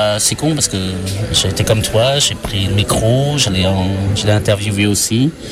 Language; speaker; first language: French; non-native, fluent; Khmer